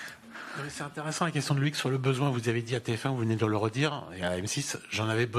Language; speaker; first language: French; native; French